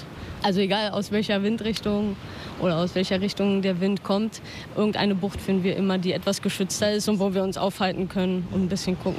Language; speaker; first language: German; native; German